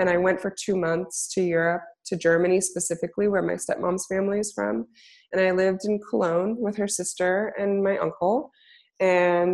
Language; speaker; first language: English; native; English